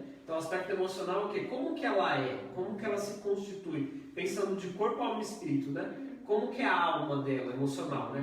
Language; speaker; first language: Portuguese; native; Portuguese